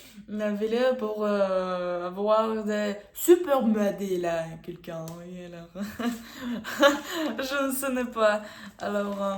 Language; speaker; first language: French; non-native, learner; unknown